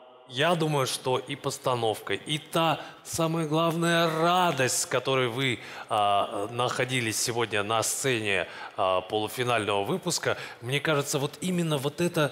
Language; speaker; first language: Russian; native; Russian